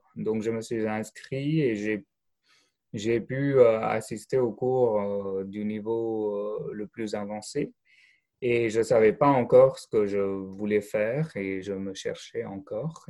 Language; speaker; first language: French; non-native, fluent; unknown